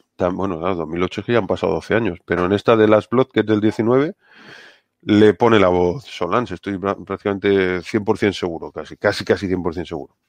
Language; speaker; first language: Spanish; native; Spanish